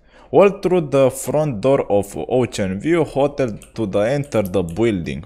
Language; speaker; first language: English; non-native, learner; Romanian